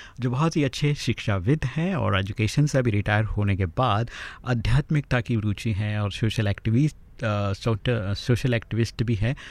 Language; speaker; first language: Hindi; native; Hindi